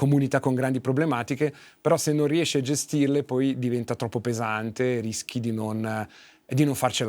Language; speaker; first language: Italian; native; Italian